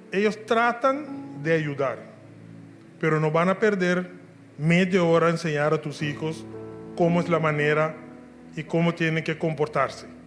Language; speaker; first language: Spanish; non-native, local second language; Papiamento